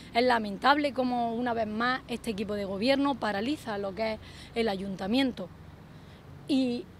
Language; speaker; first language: Spanish; native; Spanish